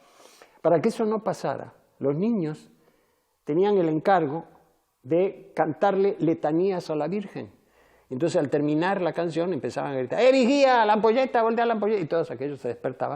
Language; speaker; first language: Spanish; native; Spanish